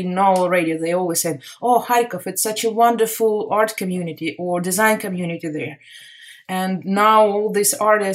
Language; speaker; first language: English; non-native, fluent; Ukrainian